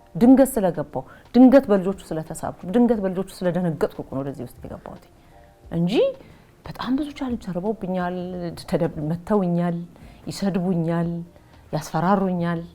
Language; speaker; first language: Amharic; native; Amharic